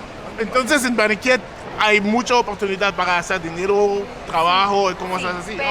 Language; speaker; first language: Spanish; non-native, learner; English